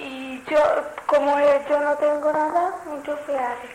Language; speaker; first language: Spanish; non-native, learner; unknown